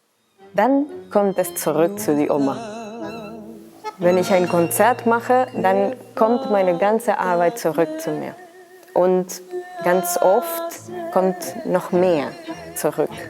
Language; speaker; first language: German; non-native, fluent; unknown